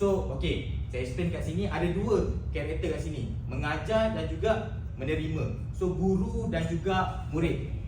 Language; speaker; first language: Malay; native; Malay